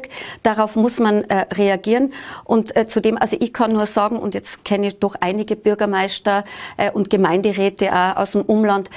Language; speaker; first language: German; native; German